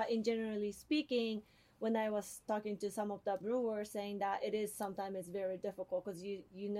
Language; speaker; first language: English; non-native, fluent; Japanese